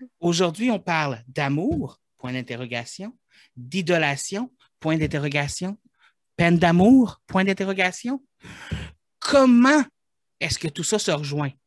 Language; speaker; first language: French; native; French